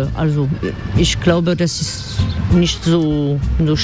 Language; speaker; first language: German; non-native, fluent; French